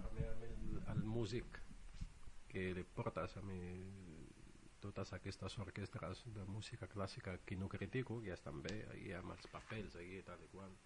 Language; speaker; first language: Catalan; non-native, fluent; Arabic